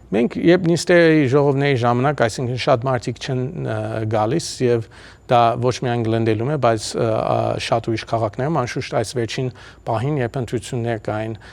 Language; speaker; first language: Armenian; early bilingual, heritage; Armenian